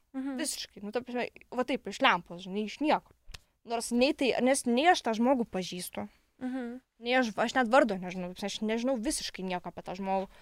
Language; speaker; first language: Lithuanian; non-native, local second language; Polish